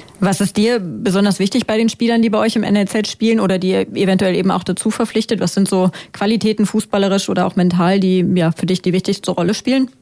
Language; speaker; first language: German; native; German